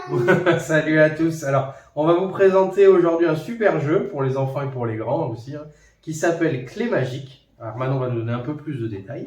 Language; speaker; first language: French; native; French